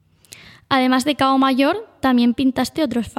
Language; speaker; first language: Spanish; native; Spanish